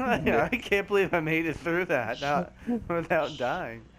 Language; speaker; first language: English; native; English